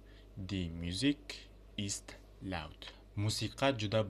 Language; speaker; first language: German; non-native, fluent; Uzbek